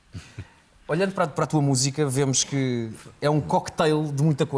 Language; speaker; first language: Portuguese; native; Portuguese